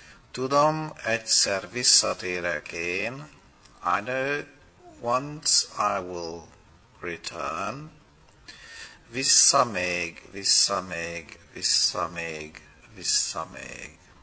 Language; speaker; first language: Hungarian; native; Hungarian